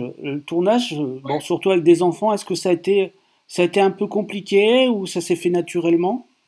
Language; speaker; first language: French; native; French